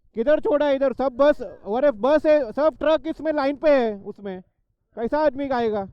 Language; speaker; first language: Hindi; non-native, local second language; Marathi